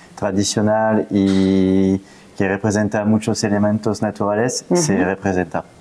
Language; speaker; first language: Spanish; non-native, fluent; French